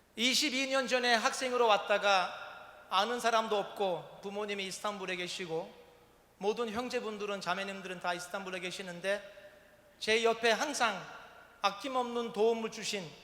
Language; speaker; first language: Korean; non-native, fluent; Turkish